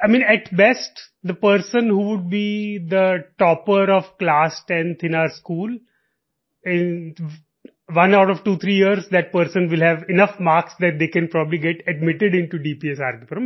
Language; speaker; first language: English; non-native, local second language; Punjabi